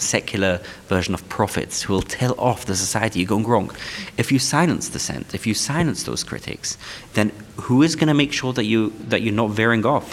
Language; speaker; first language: English; non-native, local second language; Yiddish